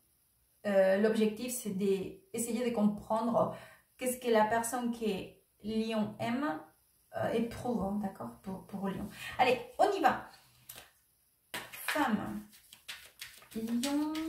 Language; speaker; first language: French; non-native, fluent; Spanish